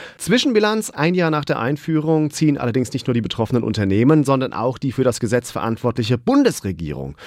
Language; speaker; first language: German; native; German